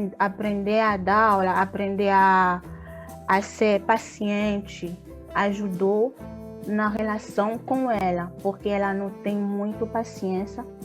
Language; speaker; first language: Portuguese; non-native, fluent; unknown